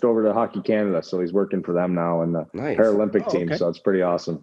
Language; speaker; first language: English; native; English